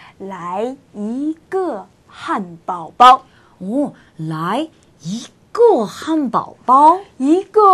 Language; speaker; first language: Chinese; non-native, fluent; Korean